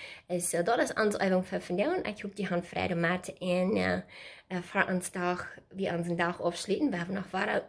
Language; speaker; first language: German; non-native, learner; Plautdietsch